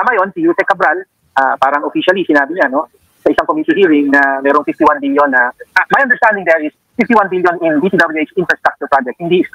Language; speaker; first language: Filipino; native; Filipino